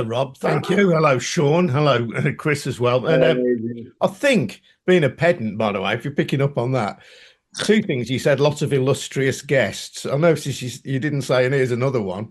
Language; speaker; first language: English; native; English